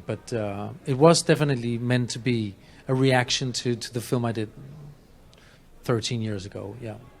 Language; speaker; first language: English; non-native, fluent; Danish